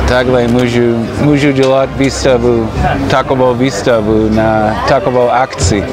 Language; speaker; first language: Czech; non-native, fluent; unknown